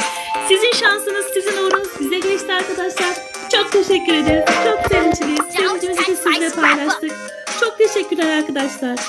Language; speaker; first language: Turkish; native; Turkish